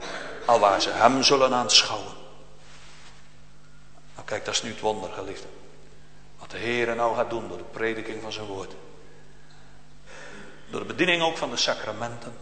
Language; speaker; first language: Dutch; native; Dutch